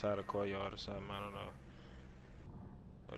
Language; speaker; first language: English; native; English